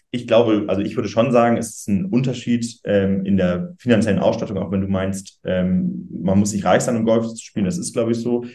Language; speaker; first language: German; native; German